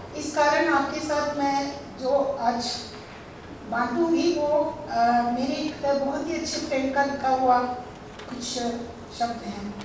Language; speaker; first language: Hindi; non-native, local second language; Tamil